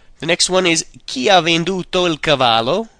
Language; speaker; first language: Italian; non-native, fluent; English